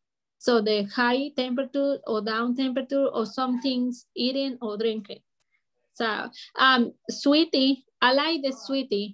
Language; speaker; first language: English; non-native, learner; Spanish